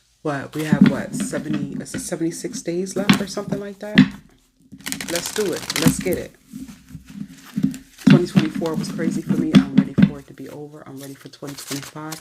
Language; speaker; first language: English; native; English